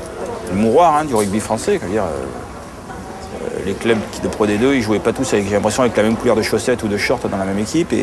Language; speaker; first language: French; native; French